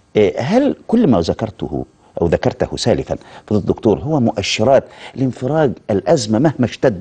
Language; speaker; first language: Arabic; native; Arabic